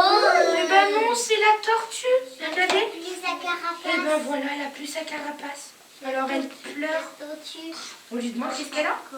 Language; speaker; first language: French; native; French